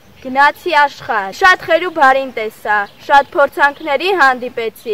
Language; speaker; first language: Armenian; native; Armenian